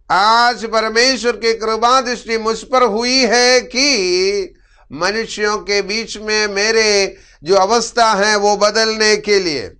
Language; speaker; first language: Hindi; non-native, local second language; Malayalam